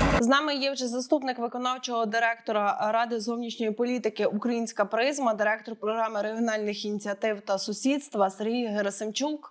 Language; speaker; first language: Ukrainian; native; Ukrainian